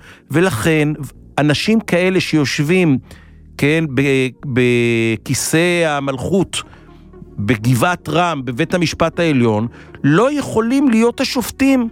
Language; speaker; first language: Hebrew; native; Hebrew